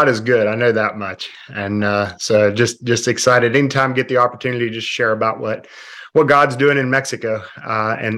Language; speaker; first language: English; native; English